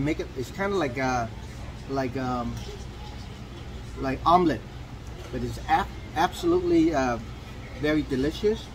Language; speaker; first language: English; non-native, fluent; Vietnamese